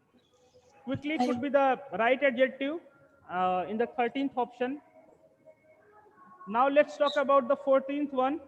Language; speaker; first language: English; non-native, local second language; Hindi